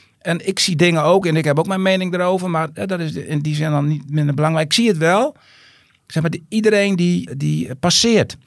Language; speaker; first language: Dutch; native; Dutch